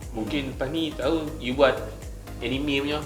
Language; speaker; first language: Malay; native; Malay